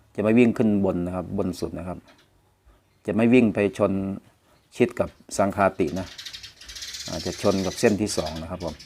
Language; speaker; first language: Thai; non-native, local second language; Northeastern Thai